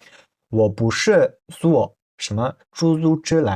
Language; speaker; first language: Chinese; non-native, fluent; Uzbek